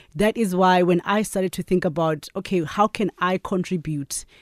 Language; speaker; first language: English; non-native, local second language; Zulu